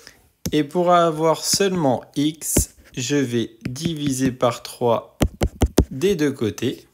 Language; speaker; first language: French; native; French